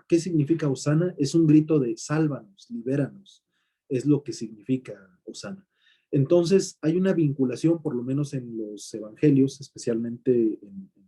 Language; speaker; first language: Spanish; native; Spanish